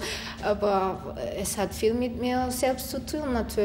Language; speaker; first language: German; non-native, fluent; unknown